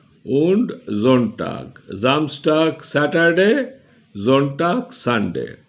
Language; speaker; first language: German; non-native, learner; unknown